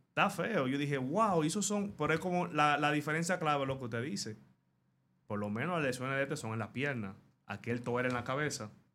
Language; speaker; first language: Spanish; native; Spanish